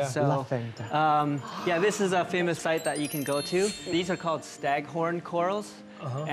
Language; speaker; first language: English; native; English